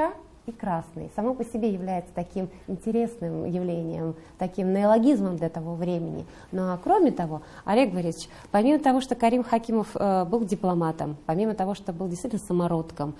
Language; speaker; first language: Russian; native; Russian